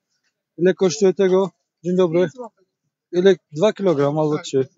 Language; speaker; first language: Polish; non-native, learner; Tajik